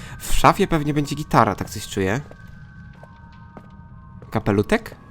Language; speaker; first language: Polish; native; Polish